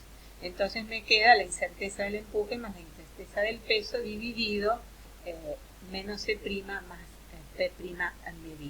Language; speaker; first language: Spanish; native; Spanish